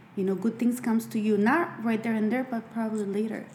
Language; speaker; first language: English; non-native, fluent; Spanish